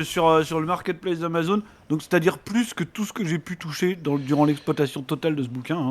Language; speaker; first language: French; native; French